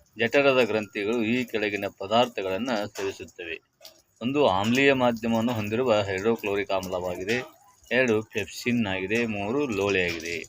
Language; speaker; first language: Kannada; native; Kannada